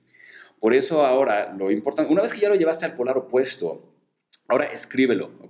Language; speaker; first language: Spanish; native; Spanish